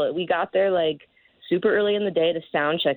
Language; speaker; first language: English; native; English